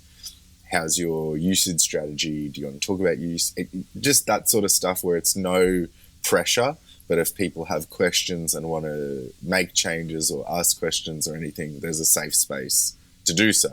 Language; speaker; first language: English; native; English